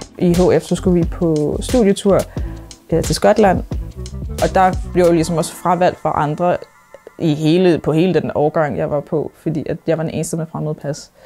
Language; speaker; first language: Danish; early bilingual, other home language; Arabic